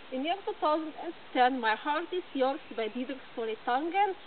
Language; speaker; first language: English; non-native, learner; Slovenian